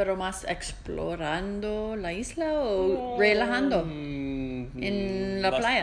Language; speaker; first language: Spanish; non-native, learner; English